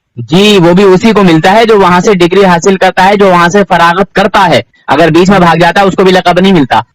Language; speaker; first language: Urdu; native; Urdu